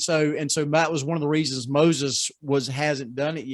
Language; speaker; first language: English; native; English